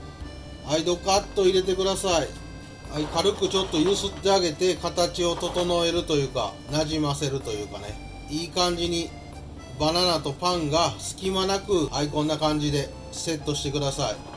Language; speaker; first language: Japanese; native; Japanese